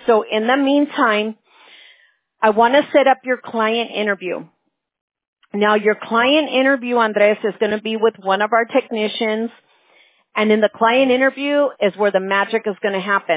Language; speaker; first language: English; early bilingual, other home language; Spanish